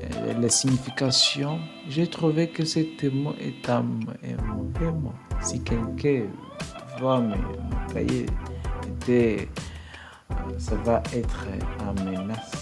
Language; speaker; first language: French; non-native, learner; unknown